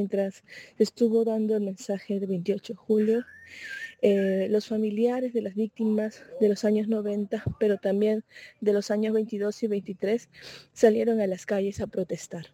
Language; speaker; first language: Spanish; native; Spanish